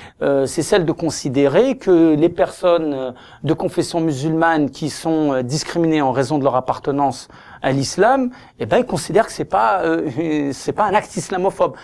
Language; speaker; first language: French; native; French